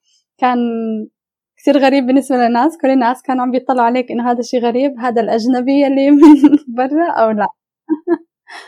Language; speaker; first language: Arabic; native; Arabic